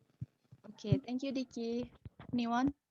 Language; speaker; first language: English; non-native, learner; Indonesian